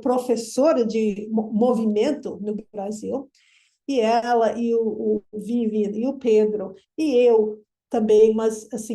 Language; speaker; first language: Portuguese; non-native, fluent; English